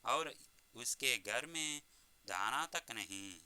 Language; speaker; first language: Hindi; non-native, local second language; Telugu